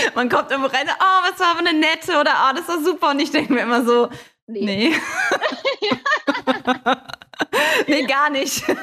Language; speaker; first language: German; native; German